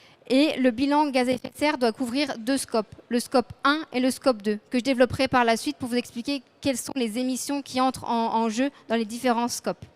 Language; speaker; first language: French; native; French